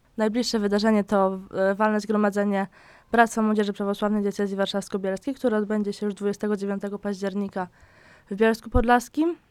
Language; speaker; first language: Polish; native; Polish